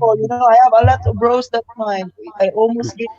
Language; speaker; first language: English; non-native, local second language; Filipino